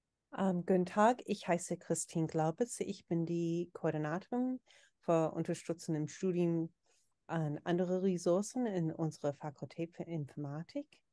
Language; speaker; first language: German; non-native, learner; English